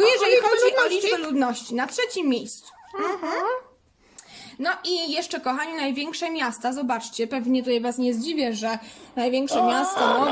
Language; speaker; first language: Polish; native; Polish